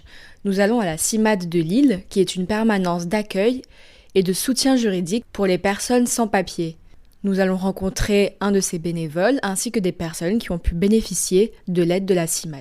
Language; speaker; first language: French; native; French